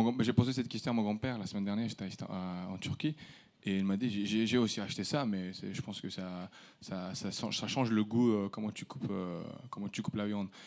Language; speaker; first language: French; early bilingual, other home language; Turkish